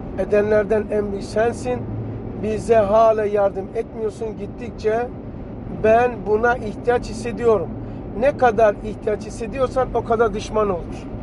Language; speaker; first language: Turkish; native; Turkish